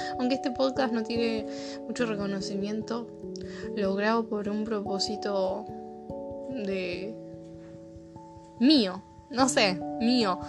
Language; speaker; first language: Spanish; native; Spanish